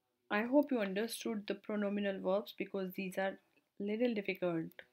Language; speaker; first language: English; non-native, local second language; Hindi